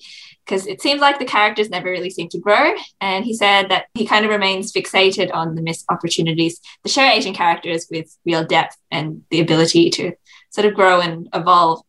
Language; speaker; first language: English; native; English